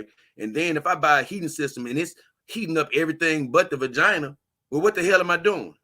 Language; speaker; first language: English; native; English